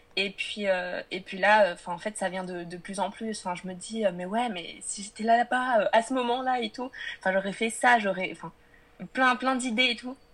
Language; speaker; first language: French; early bilingual, other home language; Polish